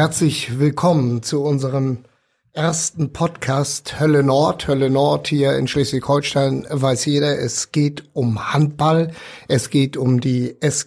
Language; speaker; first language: German; native; German